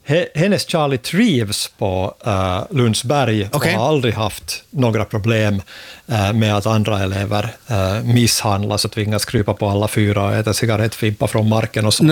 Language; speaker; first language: Swedish; native; Swedish